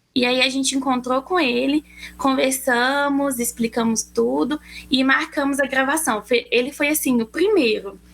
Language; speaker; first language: Portuguese; native; Portuguese